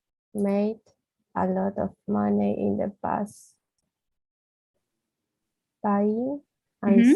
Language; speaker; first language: English; non-native, learner; Portuguese